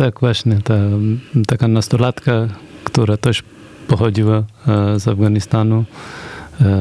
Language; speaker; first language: Polish; non-native, fluent; Persian